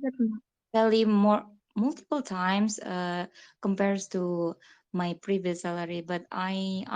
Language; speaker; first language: English; non-native, learner; Indonesian